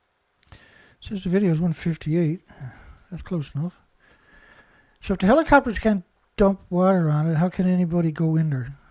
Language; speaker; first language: English; native; English